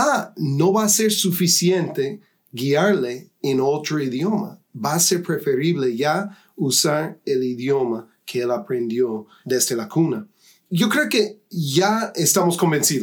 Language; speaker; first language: Spanish; non-native, fluent; English